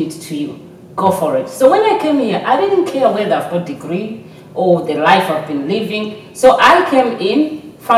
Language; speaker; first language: English; non-native, local second language; Swahili